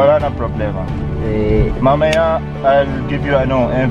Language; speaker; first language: Filipino; non-native, learner; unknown